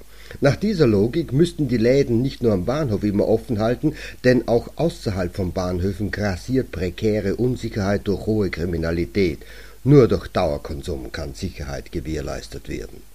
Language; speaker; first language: German; native; German